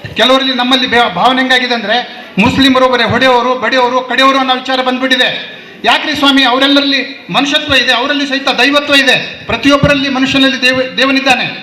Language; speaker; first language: Kannada; non-native, local second language; Urdu